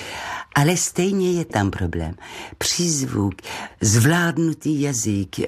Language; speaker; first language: Czech; non-native, fluent; French